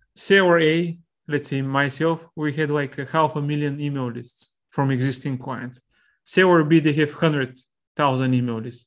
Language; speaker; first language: English; non-native, fluent; Bulgarian